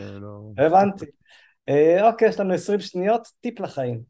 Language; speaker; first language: Hebrew; native; Hebrew